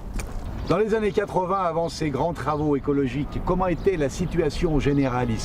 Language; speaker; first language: French; native; French